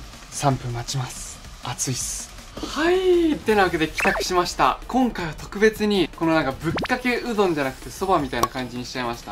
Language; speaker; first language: Japanese; native; Japanese